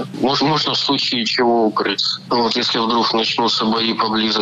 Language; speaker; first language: Russian; native; Russian